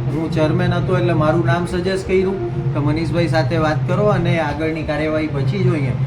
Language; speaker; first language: Gujarati; native; Gujarati